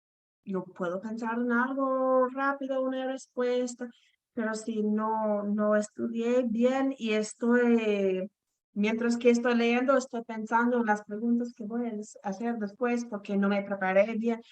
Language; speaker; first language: Spanish; non-native, fluent; English